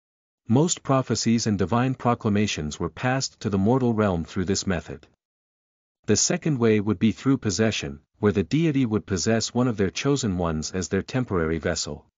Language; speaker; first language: English; native; English